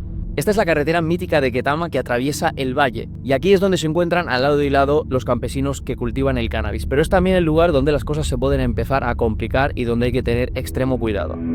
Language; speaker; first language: Spanish; native; Spanish